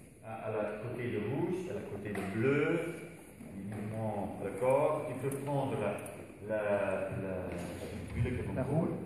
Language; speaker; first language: French; non-native, learner; Dutch